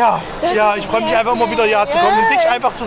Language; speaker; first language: German; native; German